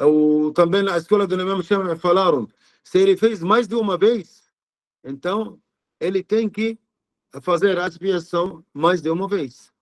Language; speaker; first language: Portuguese; non-native, learner; Arabic